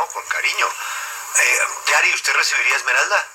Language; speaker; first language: Spanish; native; Spanish